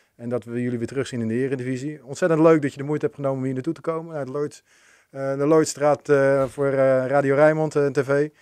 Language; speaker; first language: Dutch; native; Dutch